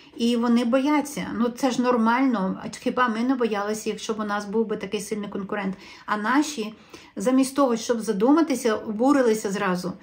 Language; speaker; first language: Ukrainian; native; Ukrainian